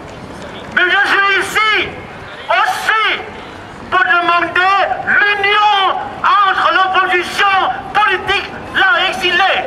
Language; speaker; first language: French; non-native, fluent; Lao